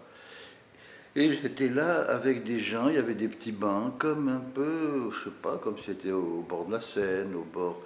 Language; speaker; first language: French; native; French